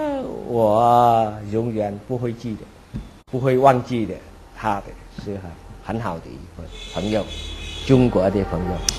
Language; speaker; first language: Chinese; non-native, learner; Vietnamese